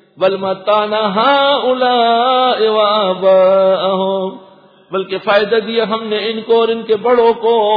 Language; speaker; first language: Urdu; non-native, local second language; Pashto